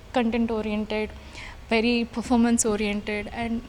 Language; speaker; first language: Kannada; native; Kannada